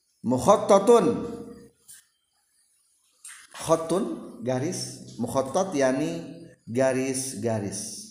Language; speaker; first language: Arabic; non-native, fluent; Indonesian